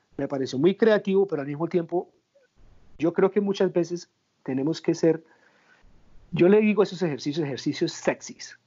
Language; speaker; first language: Spanish; native; Spanish